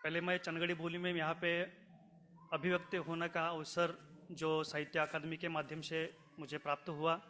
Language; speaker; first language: Hindi; non-native, local second language; Marathi